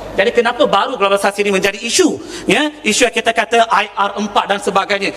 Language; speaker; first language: Malay; non-native, local second language; Tamil